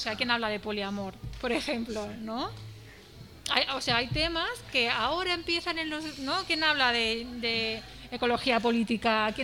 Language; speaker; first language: Spanish; non-native, local second language; Catalan